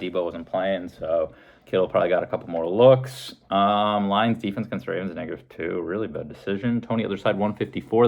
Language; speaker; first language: English; native; English